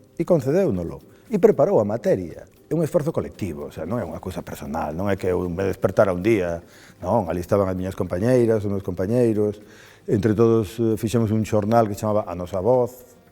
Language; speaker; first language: Galician; non-native, local second language; Spanish